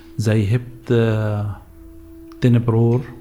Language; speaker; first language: Dutch; non-native, learner; Arabic